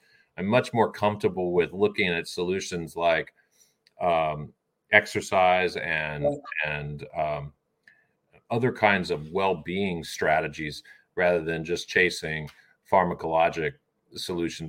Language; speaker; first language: English; native; English